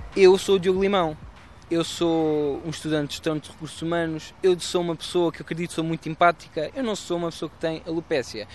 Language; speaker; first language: Portuguese; native; Portuguese